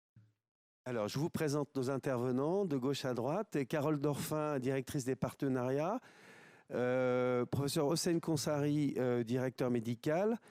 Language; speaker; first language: French; native; French